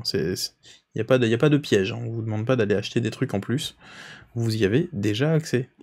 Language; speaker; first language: French; native; French